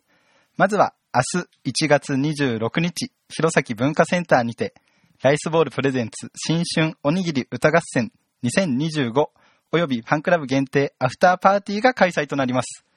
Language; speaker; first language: Japanese; native; Japanese